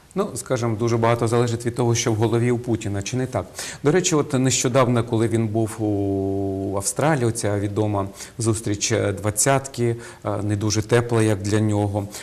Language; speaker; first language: Ukrainian; native; Ukrainian